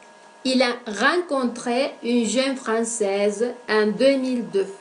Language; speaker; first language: French; non-native, fluent; Spanish